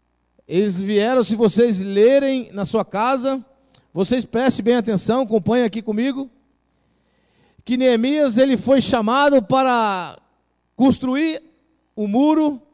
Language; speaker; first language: Portuguese; native; Portuguese